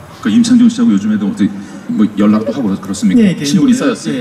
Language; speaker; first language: Korean; native; Korean